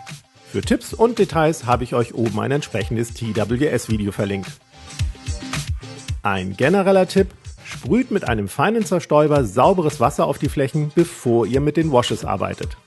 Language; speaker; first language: German; native; German